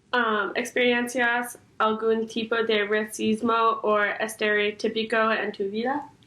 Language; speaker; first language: Spanish; non-native, learner; English